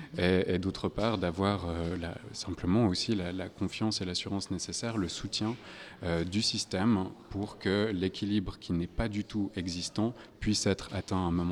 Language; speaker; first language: French; native; French